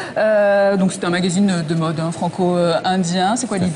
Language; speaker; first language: French; native; French